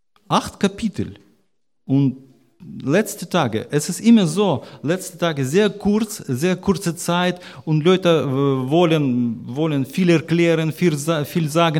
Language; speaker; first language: German; non-native, learner; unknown